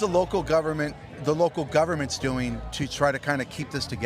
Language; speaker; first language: English; native; English